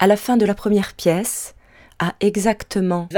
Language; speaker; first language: French; native; French